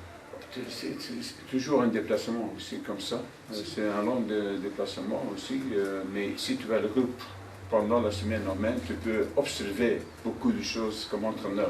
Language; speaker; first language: French; non-native, fluent; Dutch